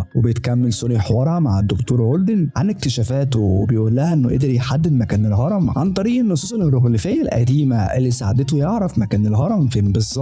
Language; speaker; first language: Arabic; native; Arabic